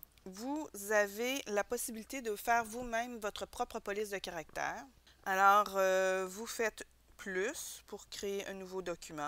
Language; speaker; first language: French; native; French